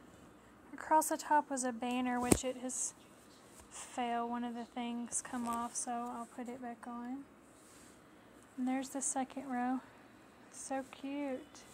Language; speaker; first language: English; native; English